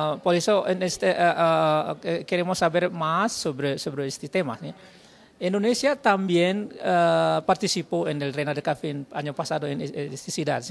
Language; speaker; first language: Spanish; non-native, learner; Indonesian